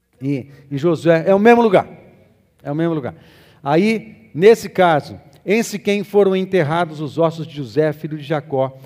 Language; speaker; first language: Portuguese; native; Portuguese